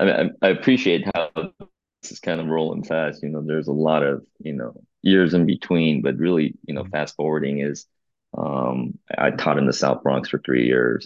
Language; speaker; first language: English; early bilingual, other home language; Korean